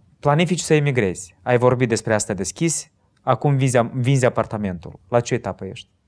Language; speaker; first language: Romanian; native; Romanian